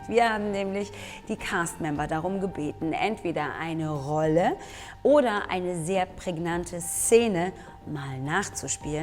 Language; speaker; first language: German; native; German